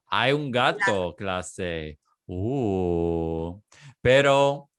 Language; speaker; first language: Spanish; non-native, fluent; English